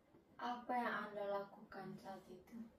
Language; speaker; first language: Indonesian; native; Indonesian